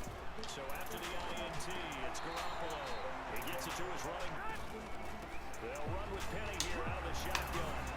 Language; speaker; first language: English; native; English